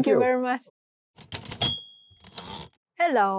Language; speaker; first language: English; non-native, fluent; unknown